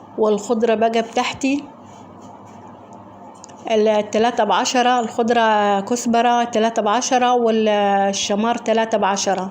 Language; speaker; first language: Arabic; native; Arabic